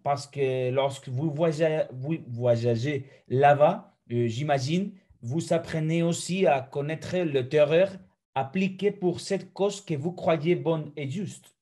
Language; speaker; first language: French; non-native, fluent; Spanish